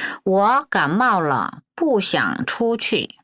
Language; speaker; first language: Chinese; non-native, fluent; Korean